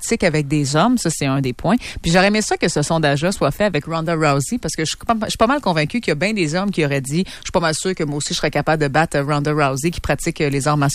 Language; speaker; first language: French; native; French